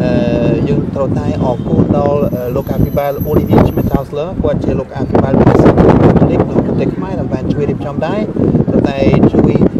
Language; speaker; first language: Khmer; non-native, fluent; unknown